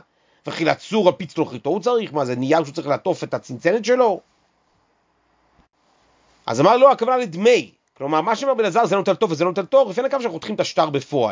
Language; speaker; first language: Hebrew; native; Hebrew